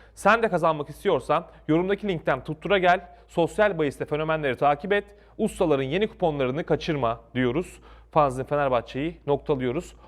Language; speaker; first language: Turkish; native; Turkish